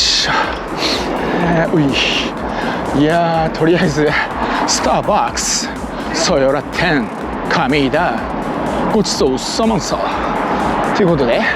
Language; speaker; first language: Japanese; native; Japanese